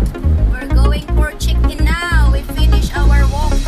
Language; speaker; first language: English; non-native, local second language; Filipino